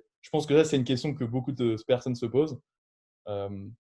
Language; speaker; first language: French; native; French